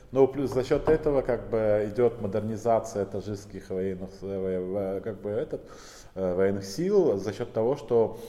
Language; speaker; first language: Russian; non-native, local second language; Tajik